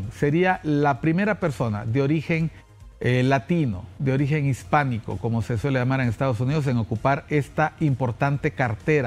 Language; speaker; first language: Spanish; native; Spanish